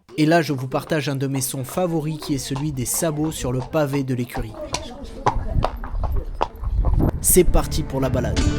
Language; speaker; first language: French; native; French